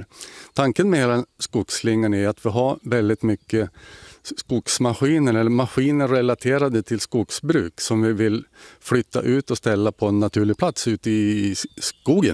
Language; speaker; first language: Swedish; native; Swedish